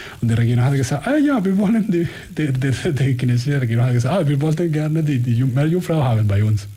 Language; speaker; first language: German; non-native, fluent; Spanish